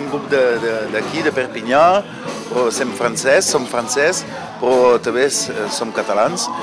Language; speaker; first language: Catalan; non-native, local second language; French